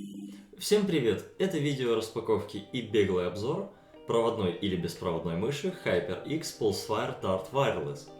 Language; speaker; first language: Russian; non-native, local second language; Ukrainian